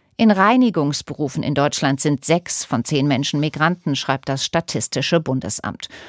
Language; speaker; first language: German; native; German